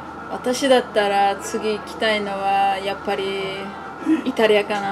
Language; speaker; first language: Japanese; non-native, fluent; Uzbek